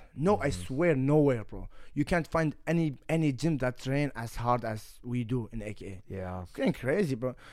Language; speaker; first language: English; non-native, fluent; Arabic